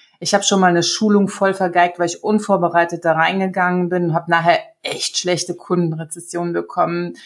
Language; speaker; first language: German; early bilingual, other home language; Serbian